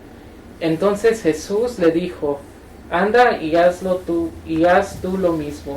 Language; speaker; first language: Spanish; native; Spanish